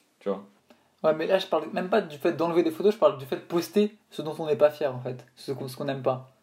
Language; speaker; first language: French; native; French